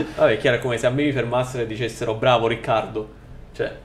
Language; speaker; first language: Italian; native; Italian